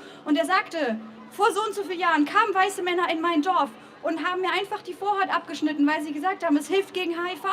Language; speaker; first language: German; native; German